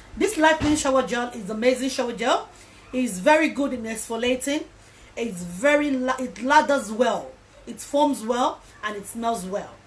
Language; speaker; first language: English; non-native, local second language; Yoruba